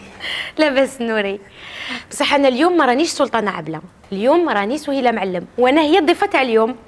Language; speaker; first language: Arabic; native; Arabic